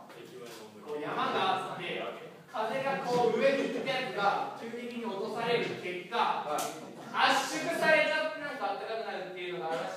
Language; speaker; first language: Japanese; native; Japanese